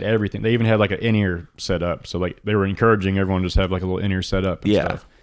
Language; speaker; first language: English; native; English